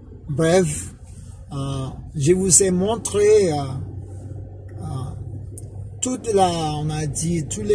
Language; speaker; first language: French; non-native, fluent; Spanish